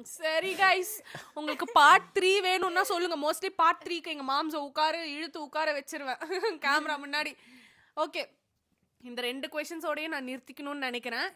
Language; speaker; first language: Tamil; non-native, local second language; Telugu